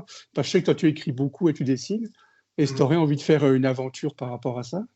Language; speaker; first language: French; native; French